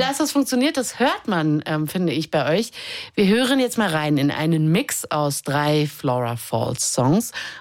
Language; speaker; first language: German; native; German